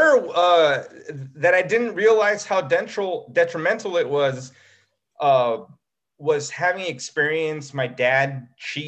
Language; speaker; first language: English; native; English